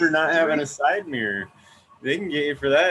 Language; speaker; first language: English; native; English